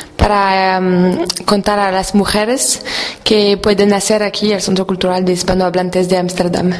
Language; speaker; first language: Spanish; non-native, learner; French